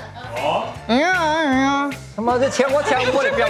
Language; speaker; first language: Chinese; native; Chinese